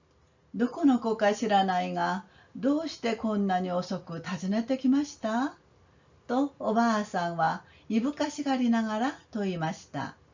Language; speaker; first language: Japanese; non-native, fluent; Korean